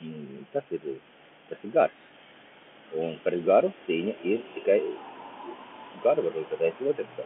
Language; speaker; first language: Latvian; non-native, local second language; Russian